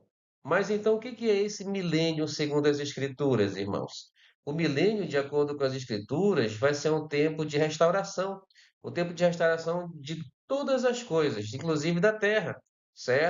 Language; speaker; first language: Portuguese; native; Portuguese